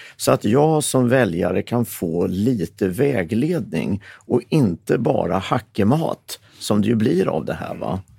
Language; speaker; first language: Swedish; native; Swedish